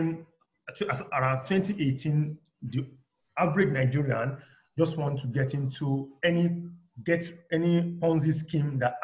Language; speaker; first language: English; non-native, local second language; Yoruba